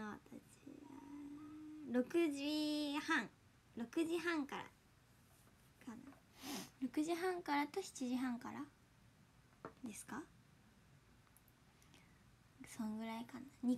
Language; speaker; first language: Japanese; native; Japanese